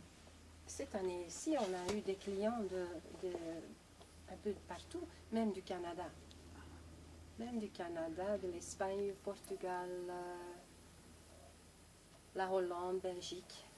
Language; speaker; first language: French; non-native, local second language; Dutch